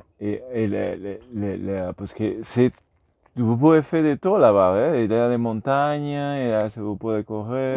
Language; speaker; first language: French; non-native, learner; Spanish